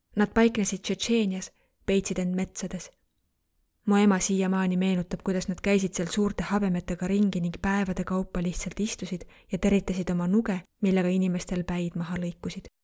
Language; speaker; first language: Estonian; non-native, fluent; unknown